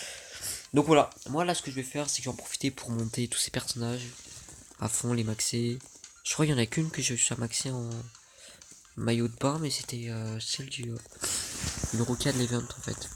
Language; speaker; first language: French; native; French